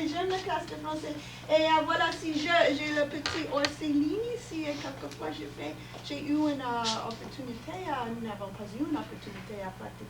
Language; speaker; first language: French; non-native, fluent; English